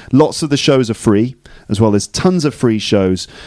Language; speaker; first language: English; native; English